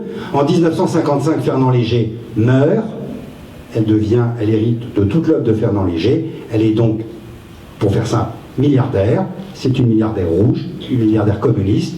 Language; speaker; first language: French; native; French